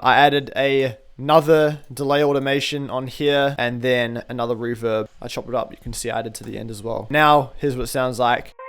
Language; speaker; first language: English; native; English